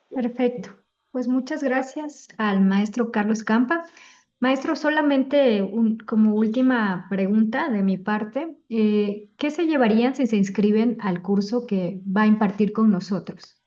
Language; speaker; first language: Spanish; native; Spanish